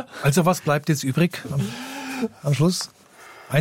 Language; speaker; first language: German; native; German